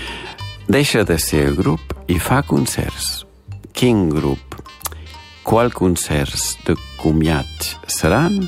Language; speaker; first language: Catalan; non-native, fluent; German